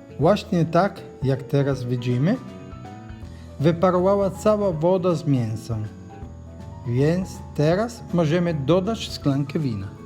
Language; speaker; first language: Polish; non-native, learner; Italian